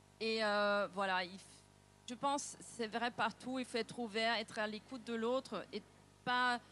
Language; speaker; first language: French; non-native, fluent; German